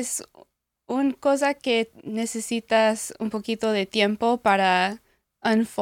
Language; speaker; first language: Spanish; non-native, learner; English